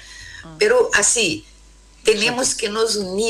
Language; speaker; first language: Spanish; non-native, learner; Portuguese